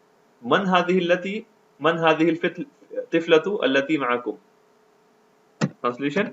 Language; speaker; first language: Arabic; non-native, fluent; Urdu